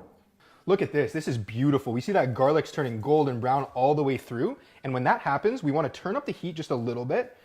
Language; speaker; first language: English; native; English